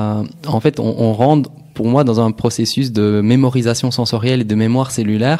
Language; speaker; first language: French; native; French